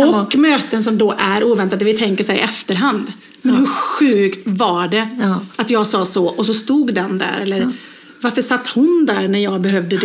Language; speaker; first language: Swedish; native; Swedish